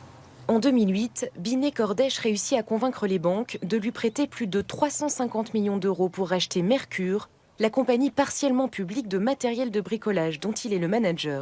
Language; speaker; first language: French; native; French